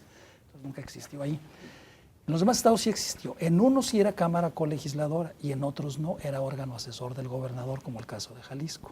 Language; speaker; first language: Spanish; native; Spanish